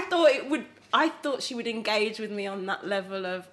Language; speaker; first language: English; native; English